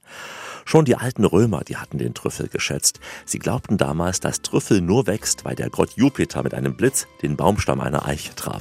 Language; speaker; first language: German; native; German